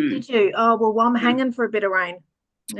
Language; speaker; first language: English; early bilingual, other home language; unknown